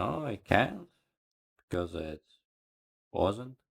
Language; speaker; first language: English; non-native, learner; Ukrainian